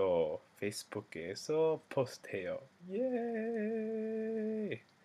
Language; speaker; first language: Korean; non-native, learner; English